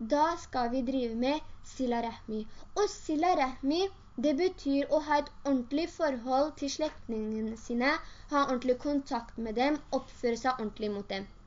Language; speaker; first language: Norwegian; early bilingual, other home language; Urdu